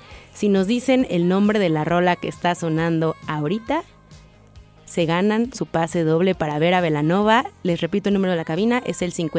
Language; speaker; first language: Spanish; native; Spanish